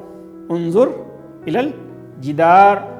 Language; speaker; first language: Arabic; non-native, fluent; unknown